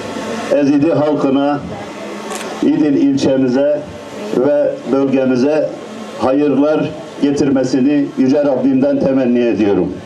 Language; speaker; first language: Turkish; native; Turkish